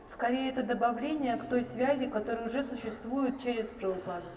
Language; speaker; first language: Russian; native; Russian